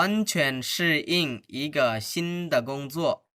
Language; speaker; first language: Chinese; non-native, fluent; Bangla